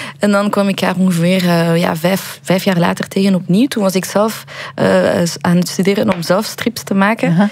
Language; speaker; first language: Dutch; early bilingual, other home language; Persian